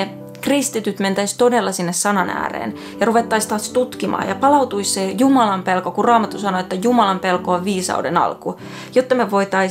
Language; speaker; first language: Finnish; native; Finnish